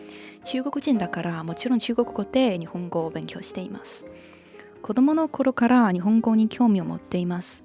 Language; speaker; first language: Japanese; non-native, learner; Chinese